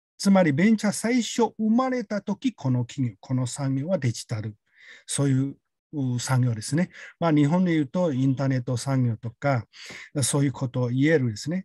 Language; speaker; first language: Japanese; non-native, fluent; Chinese